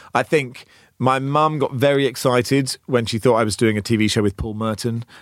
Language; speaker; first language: English; native; English